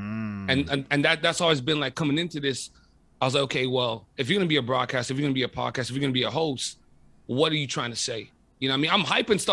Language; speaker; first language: English; native; English